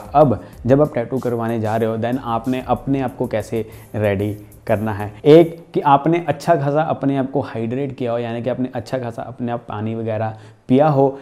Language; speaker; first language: Hindi; non-native, local second language; Punjabi